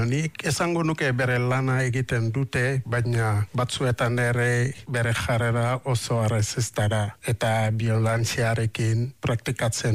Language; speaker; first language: Basque; non-native, learner; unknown